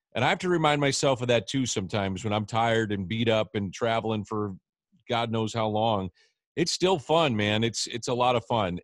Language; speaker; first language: English; native; English